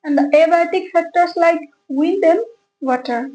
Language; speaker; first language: English; non-native, local second language; Assamese